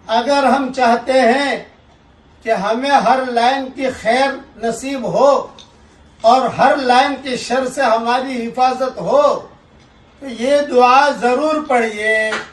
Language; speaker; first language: Urdu; non-native, local second language; Gujarati